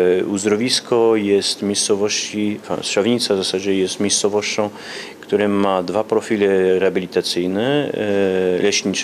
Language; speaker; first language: Polish; early bilingual, heritage; Polish